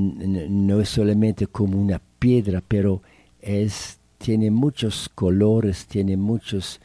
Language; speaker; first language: Spanish; non-native, fluent; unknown